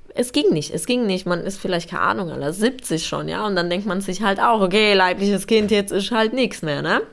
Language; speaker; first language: German; non-native, fluent; Polish